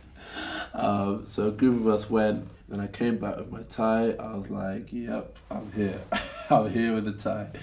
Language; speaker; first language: English; native; English